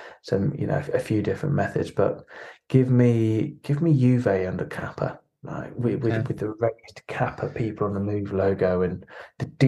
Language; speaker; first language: English; native; English